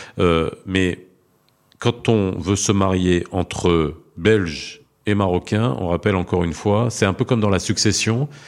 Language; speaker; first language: French; early bilingual, other home language; Arabic